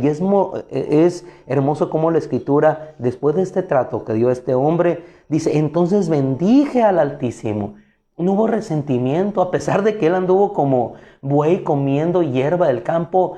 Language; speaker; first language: Spanish; native; Spanish